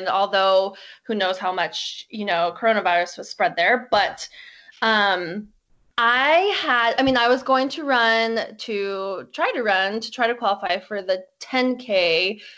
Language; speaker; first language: English; native; English